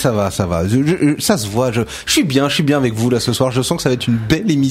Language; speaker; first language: French; native; French